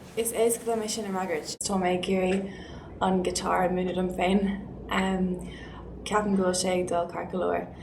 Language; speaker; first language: Irish; non-native, local second language; English